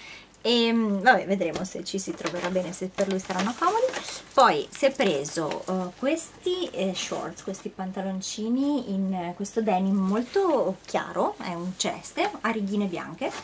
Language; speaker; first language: Italian; native; Italian